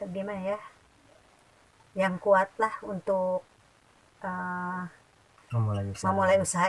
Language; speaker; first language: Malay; non-native, local second language; Sundanese